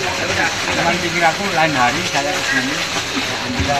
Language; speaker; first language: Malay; non-native, local second language; Javanese